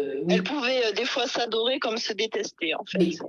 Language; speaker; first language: French; native; French